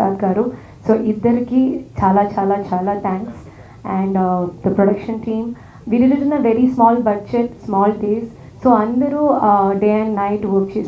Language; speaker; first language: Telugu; non-native, fluent; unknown